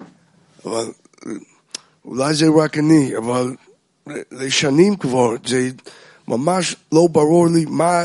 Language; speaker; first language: Hebrew; non-native, fluent; English